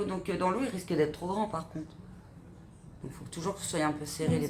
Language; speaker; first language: French; native; French